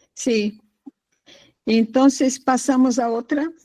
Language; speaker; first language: Spanish; non-native, fluent; Portuguese